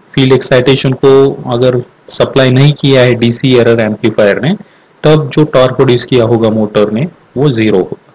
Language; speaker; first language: Hindi; non-native, local second language; Marathi